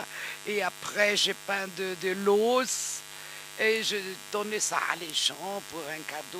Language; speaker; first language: French; non-native, fluent; German